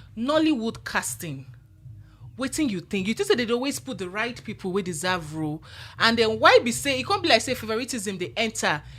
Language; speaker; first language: Nigerian Pidgin; native; Nigerian Pidgin